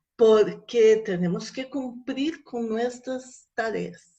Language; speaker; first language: Spanish; non-native, fluent; Portuguese